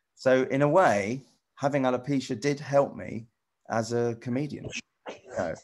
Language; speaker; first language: English; native; English